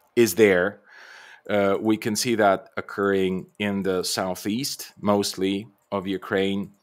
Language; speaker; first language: English; non-native, fluent; Bulgarian